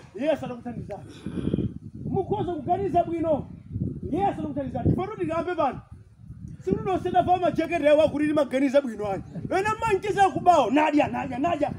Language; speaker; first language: Nyanja; non-native, local second language; Tumbuka